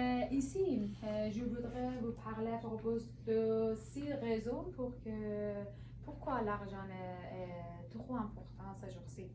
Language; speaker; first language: French; non-native, learner; Persian